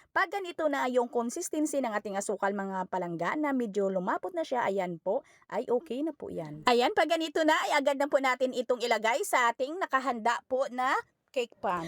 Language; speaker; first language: Filipino; non-native, local second language; Cebuano